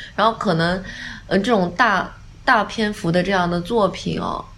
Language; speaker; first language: Chinese; non-native, local second language; Wu Chinese